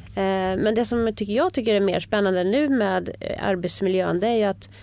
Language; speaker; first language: Swedish; native; Swedish